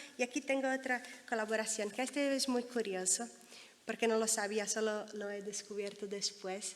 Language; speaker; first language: Spanish; non-native, fluent; Italian